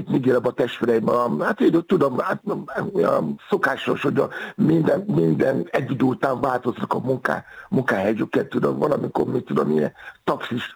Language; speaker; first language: Hungarian; non-native, fluent; Yoruba